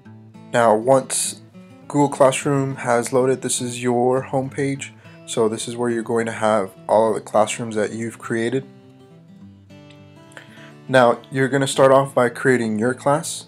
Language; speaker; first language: English; native; English